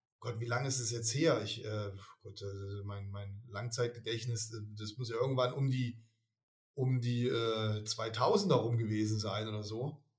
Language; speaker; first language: German; native; German